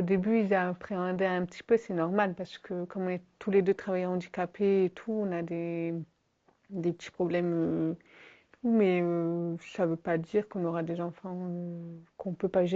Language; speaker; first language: French; native; French